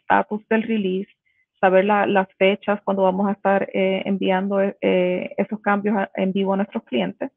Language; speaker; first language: Spanish; native; Spanish